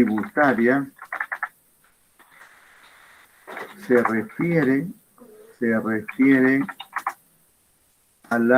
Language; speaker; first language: Spanish; native; Spanish